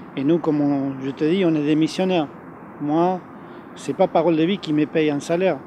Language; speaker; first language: French; non-native, fluent; Spanish